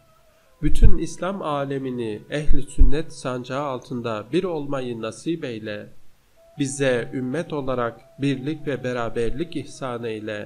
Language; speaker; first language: Turkish; native; Turkish